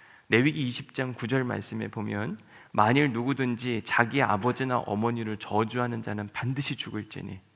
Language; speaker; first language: Korean; native; Korean